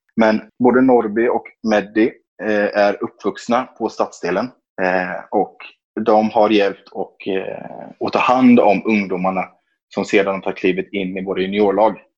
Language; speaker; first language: Swedish; native; Swedish